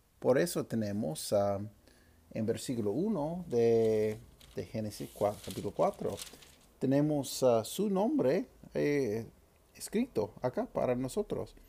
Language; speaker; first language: Spanish; non-native, fluent; English